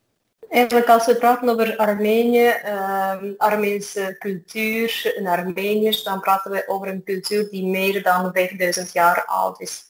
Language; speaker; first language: Dutch; non-native, fluent; Armenian